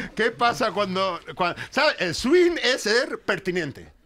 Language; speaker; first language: Spanish; native; Spanish